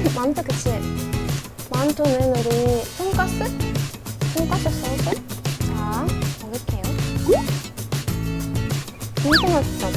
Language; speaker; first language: Korean; non-native, learner; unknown